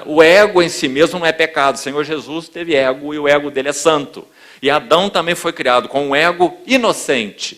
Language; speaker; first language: Portuguese; native; Portuguese